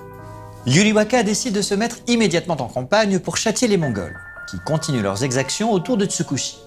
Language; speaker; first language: French; native; French